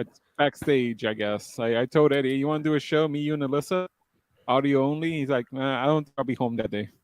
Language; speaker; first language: English; native; English